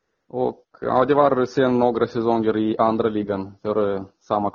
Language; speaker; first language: Swedish; non-native, fluent; Romanian